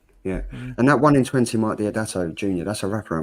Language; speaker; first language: English; native; English